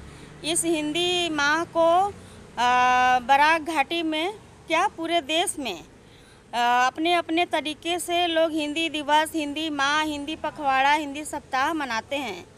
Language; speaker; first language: Hindi; native; Hindi